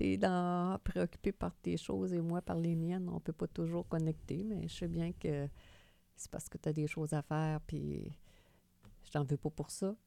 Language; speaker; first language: French; native; French